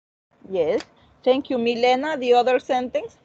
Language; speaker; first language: English; non-native, fluent; Spanish